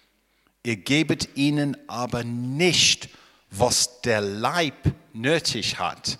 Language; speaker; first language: German; non-native, fluent; English